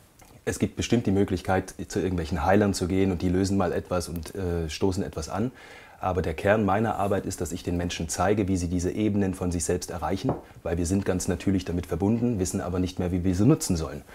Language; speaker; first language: German; native; German